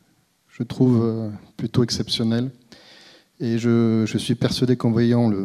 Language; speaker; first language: French; native; French